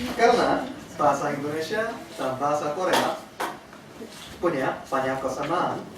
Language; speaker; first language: Indonesian; non-native, learner; Korean